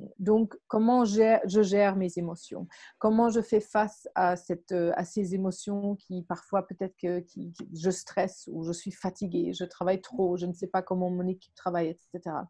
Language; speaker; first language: French; non-native, fluent; German